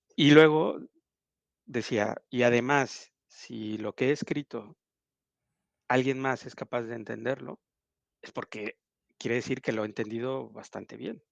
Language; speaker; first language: Spanish; native; Spanish